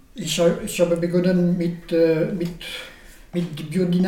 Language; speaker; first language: German; non-native, learner; French